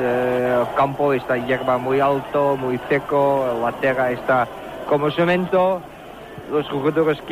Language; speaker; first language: Spanish; non-native, learner; Dutch